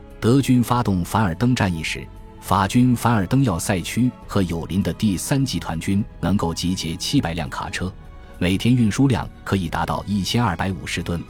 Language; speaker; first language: Chinese; native; Chinese